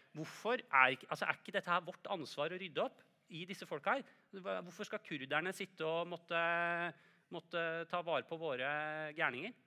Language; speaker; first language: Norwegian; native; Norwegian